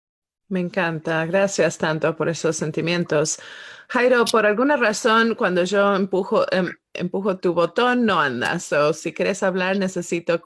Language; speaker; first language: Spanish; non-native, fluent; English